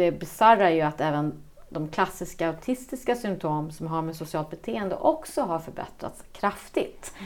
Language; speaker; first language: Swedish; native; Swedish